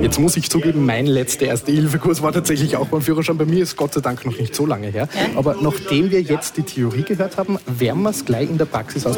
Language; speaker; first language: German; native; German